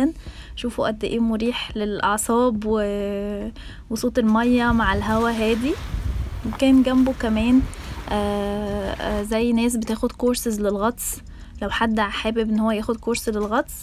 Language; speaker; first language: Arabic; native; Arabic